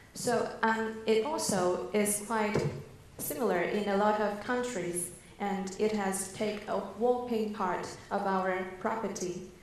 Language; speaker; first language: English; non-native, fluent; Chinese